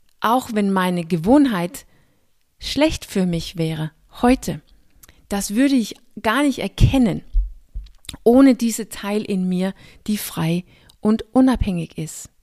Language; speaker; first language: German; non-native, fluent; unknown